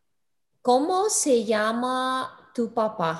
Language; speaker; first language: Spanish; non-native, learner; English